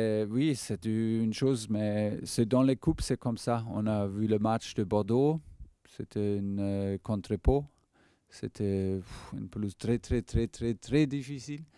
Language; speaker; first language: French; non-native, fluent; German